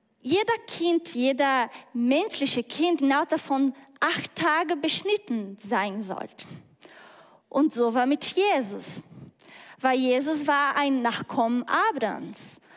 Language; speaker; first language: German; non-native, learner; Portuguese